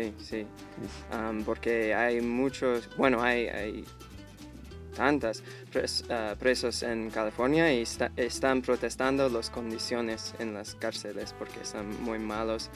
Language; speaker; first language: Spanish; non-native, fluent; English